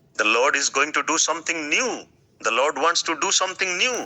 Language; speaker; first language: English; non-native, local second language; Odia